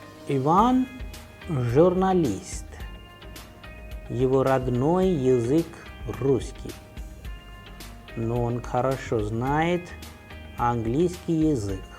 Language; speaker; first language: Russian; non-native, fluent; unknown